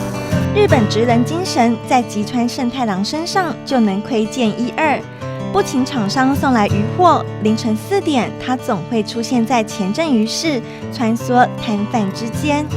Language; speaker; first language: Chinese; native; Chinese